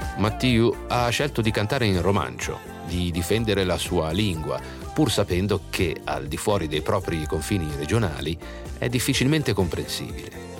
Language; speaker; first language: Italian; native; Italian